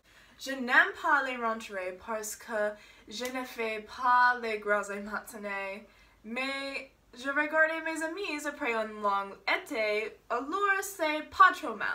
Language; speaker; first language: French; non-native, learner; English